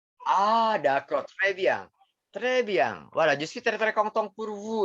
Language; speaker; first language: French; non-native, fluent; Indonesian